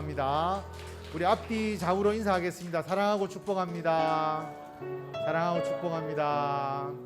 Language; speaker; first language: Korean; native; Korean